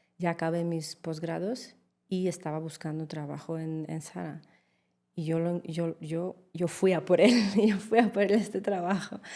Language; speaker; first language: Spanish; early bilingual, heritage; Russian